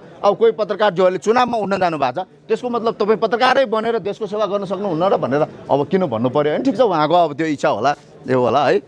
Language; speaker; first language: Nepali; non-native, local second language; Newari